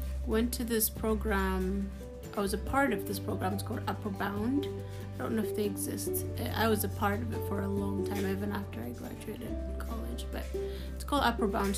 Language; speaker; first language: English; non-native, fluent; Amharic